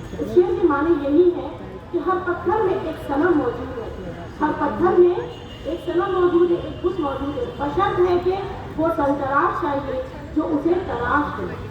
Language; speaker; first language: Urdu; native; Urdu